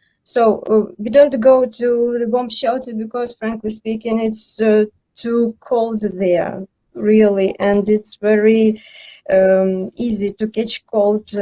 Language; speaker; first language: English; non-native, learner; Ukrainian